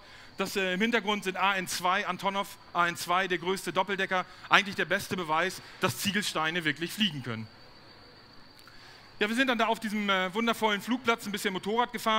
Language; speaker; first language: German; native; German